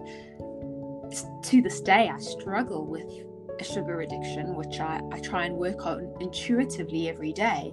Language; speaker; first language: English; native; English